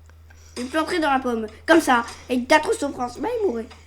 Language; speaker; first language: French; native; French